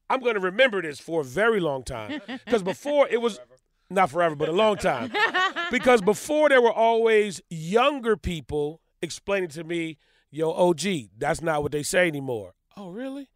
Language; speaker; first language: English; native; English